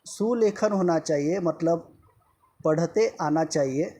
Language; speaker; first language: Hindi; non-native, local second language; Marathi